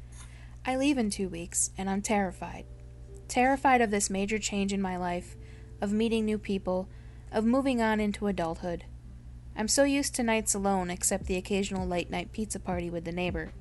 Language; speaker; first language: English; native; English